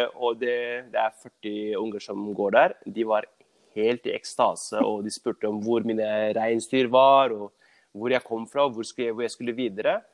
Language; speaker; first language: Norwegian; early bilingual, other home language; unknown